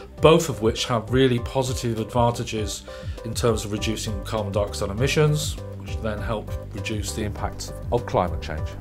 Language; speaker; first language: English; native; English